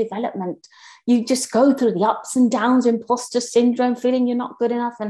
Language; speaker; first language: English; native; English